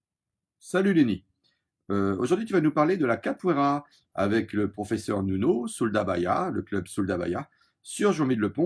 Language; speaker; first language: French; native; French